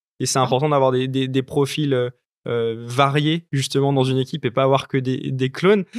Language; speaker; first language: French; native; French